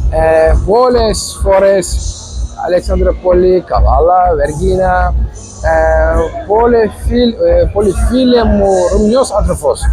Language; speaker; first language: Greek; non-native, learner; Turkish